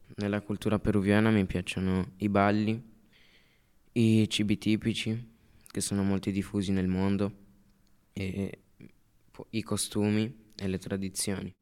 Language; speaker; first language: Italian; early bilingual, other home language; Spanish